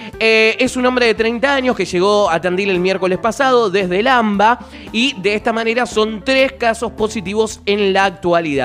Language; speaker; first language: Spanish; native; Spanish